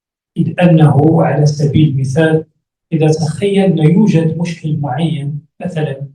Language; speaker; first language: Arabic; native; Arabic